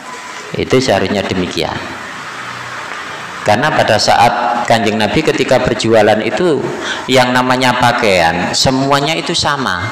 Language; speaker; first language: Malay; non-native, local second language; Javanese